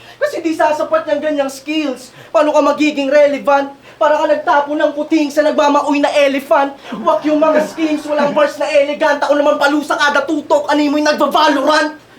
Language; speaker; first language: Filipino; native; Filipino